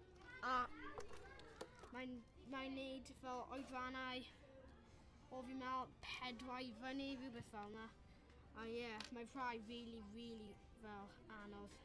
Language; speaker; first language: Welsh; non-native, local second language; English